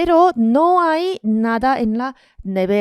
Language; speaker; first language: Spanish; non-native, fluent; Korean